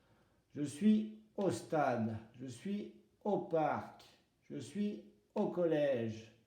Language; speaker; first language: French; non-native, fluent; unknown